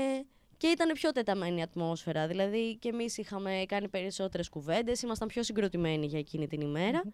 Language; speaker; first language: Greek; native; Greek